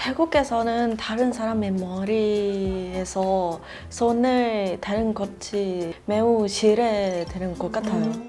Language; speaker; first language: Korean; non-native, learner; Thai